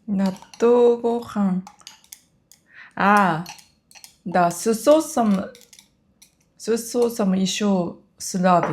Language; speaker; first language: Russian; non-native, learner; Japanese